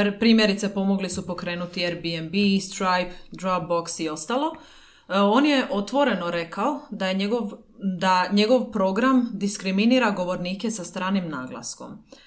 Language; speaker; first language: Croatian; native; Croatian